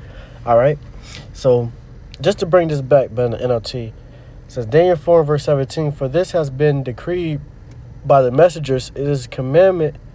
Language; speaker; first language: English; native; English